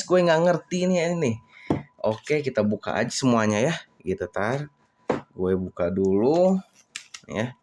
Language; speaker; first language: Indonesian; native; Indonesian